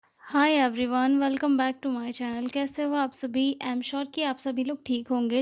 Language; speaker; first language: Hindi; native; Hindi